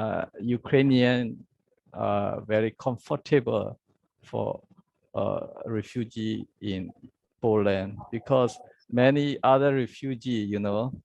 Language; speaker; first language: English; non-native, learner; Burmese